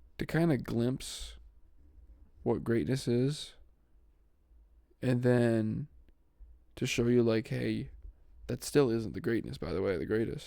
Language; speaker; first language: English; native; English